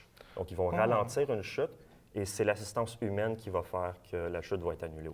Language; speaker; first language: French; native; French